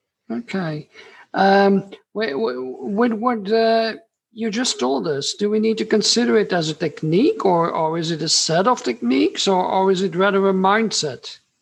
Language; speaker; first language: English; non-native, fluent; Dutch